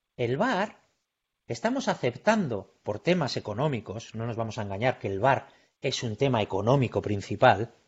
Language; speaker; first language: Spanish; native; Spanish